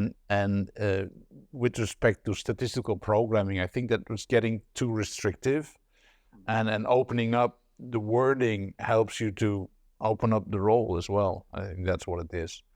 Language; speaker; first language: English; non-native, fluent; Dutch